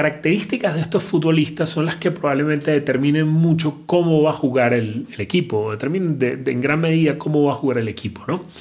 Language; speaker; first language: Spanish; native; Spanish